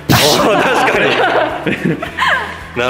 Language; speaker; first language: Japanese; native; Japanese